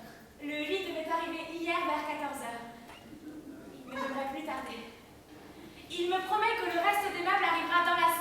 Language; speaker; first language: French; native; French